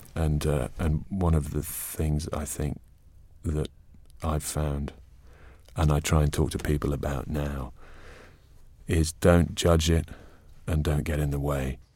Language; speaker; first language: English; native; English